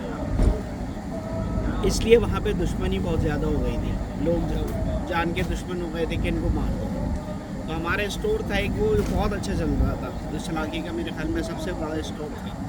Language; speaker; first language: Urdu; native; Urdu